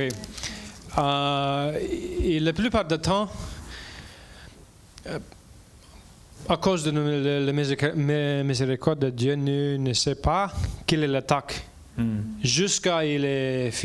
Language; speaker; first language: French; non-native, learner; English